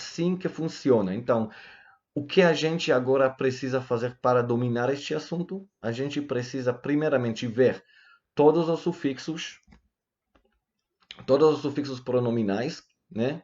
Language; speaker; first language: Portuguese; non-native, fluent; Hebrew